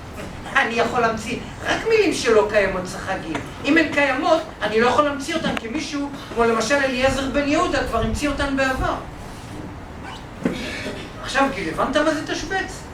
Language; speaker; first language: Hebrew; native; Hebrew